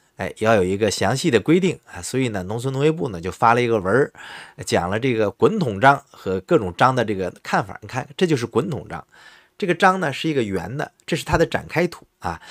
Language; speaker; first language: Chinese; native; Chinese